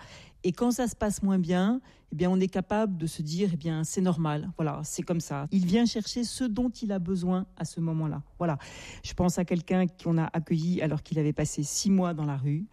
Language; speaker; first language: French; native; French